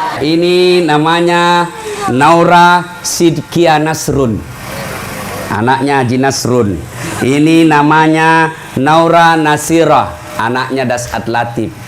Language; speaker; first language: Indonesian; non-native, local second language; Buginese